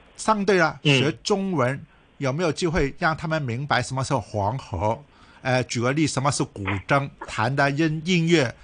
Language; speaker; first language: Chinese; non-native, local second language; Cantonese